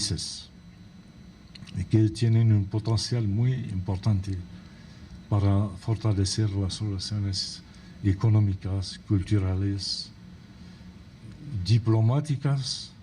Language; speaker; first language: Spanish; non-native, fluent; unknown